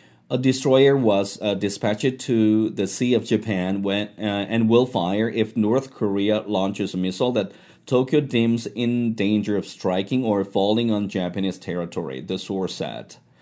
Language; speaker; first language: English; non-native, fluent; Korean